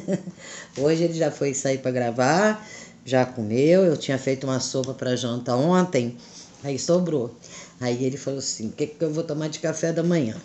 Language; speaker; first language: Portuguese; native; Portuguese